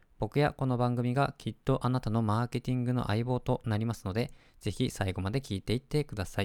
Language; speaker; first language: Japanese; native; Japanese